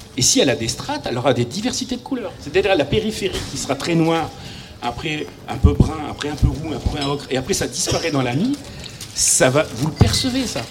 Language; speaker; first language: French; native; French